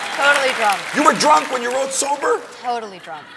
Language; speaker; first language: English; native; English